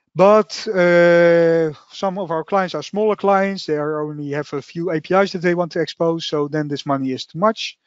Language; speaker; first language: English; non-native, fluent; Dutch